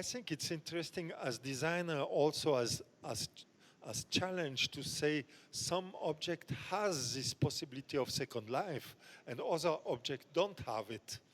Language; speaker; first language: English; non-native, fluent; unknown